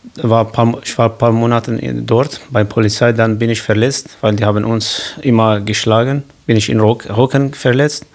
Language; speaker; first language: German; non-native, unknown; Kurdish